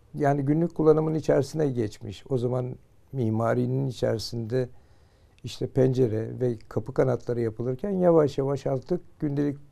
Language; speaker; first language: Turkish; native; Turkish